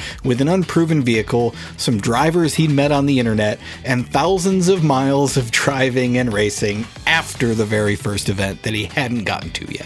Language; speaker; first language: English; native; English